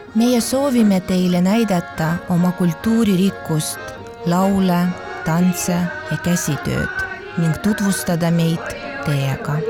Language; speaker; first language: Estonian; non-native, fluent; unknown